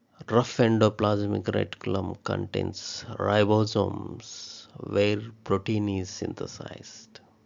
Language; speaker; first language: English; non-native, local second language; Telugu